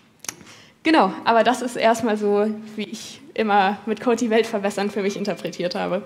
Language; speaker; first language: German; native; German